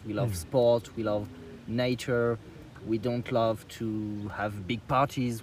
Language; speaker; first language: English; non-native, fluent; French